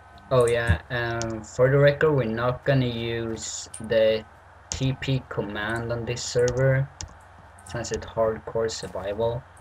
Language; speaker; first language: English; non-native, fluent; Swedish